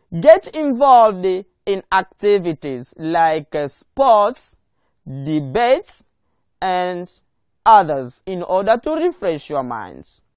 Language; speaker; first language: English; non-native, local second language; Swahili